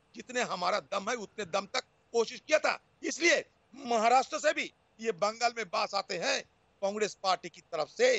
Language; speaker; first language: Hindi; non-native, local second language; Bangla